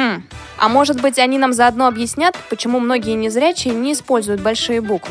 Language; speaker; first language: Russian; native; Russian